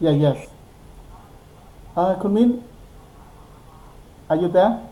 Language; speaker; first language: English; non-native, learner; Thai